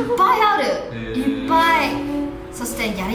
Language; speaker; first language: Japanese; non-native, learner; English